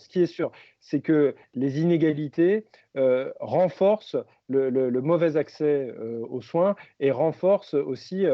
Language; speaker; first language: French; native; French